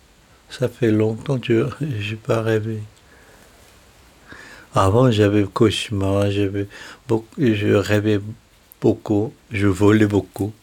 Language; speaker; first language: French; non-native, fluent; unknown